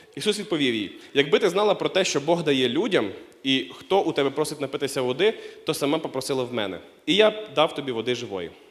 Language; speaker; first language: Ukrainian; non-native, local second language; Russian